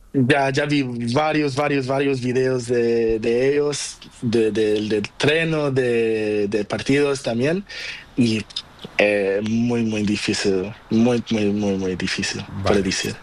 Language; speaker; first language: Spanish; non-native, learner; Portuguese